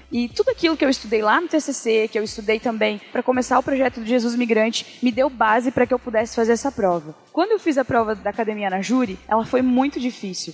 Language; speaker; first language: Portuguese; native; Portuguese